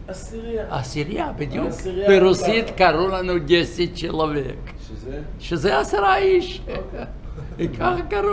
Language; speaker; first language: Hebrew; non-native, fluent; Yiddish